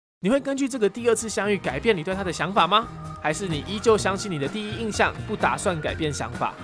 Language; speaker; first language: Chinese; early bilingual, heritage; Chinese